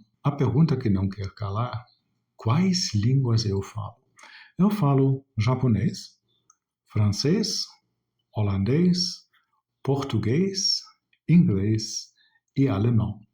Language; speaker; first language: Portuguese; non-native, fluent; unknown